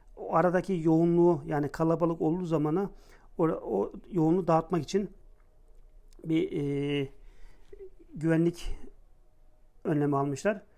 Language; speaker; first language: Turkish; native; Turkish